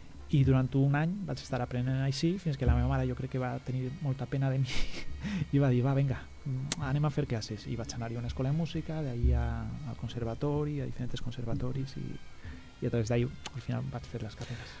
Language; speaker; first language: Catalan; non-native, local second language; Spanish